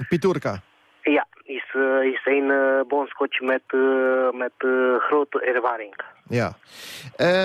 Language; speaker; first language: Dutch; non-native, learner; Romanian